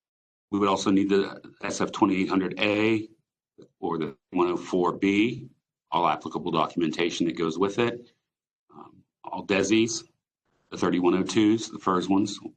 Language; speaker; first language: English; native; English